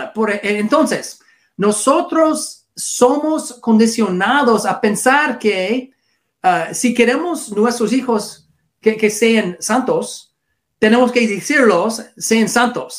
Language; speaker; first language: Spanish; non-native, learner; English